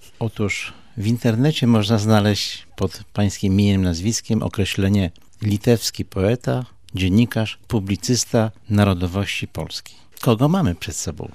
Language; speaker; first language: Polish; native; Polish